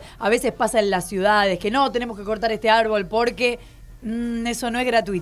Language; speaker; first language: Spanish; native; Spanish